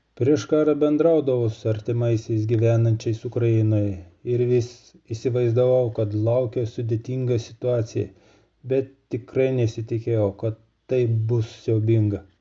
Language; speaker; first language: Lithuanian; non-native, fluent; Russian